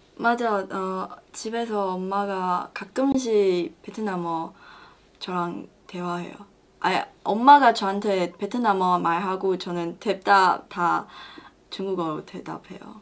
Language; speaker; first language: Korean; non-native, learner; Chinese